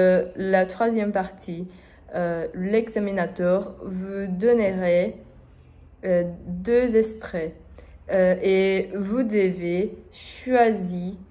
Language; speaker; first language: French; non-native, learner; Portuguese